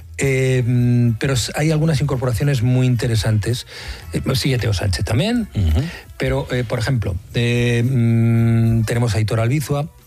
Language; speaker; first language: Spanish; native; Spanish